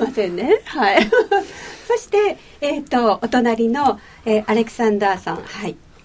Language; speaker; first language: Japanese; native; Japanese